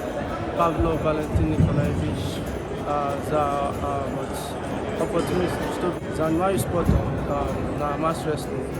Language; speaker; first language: Russian; non-native, learner; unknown